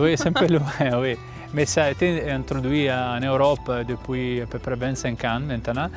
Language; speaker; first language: French; non-native, fluent; Italian